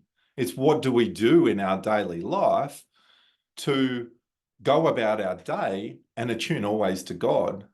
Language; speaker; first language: English; native; English